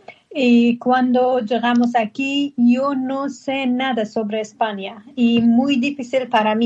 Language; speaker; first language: Spanish; non-native, learner; Persian